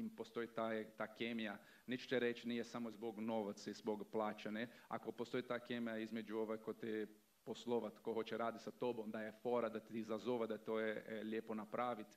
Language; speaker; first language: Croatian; non-native, learner; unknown